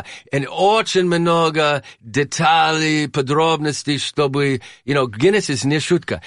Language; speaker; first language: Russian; non-native, learner; English